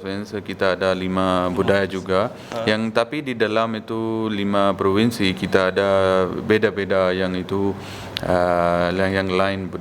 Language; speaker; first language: Indonesian; non-native, learner; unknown